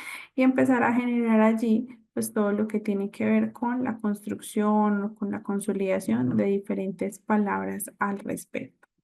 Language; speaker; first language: Spanish; native; Spanish